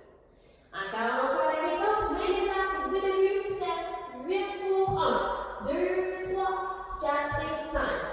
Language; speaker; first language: French; native; French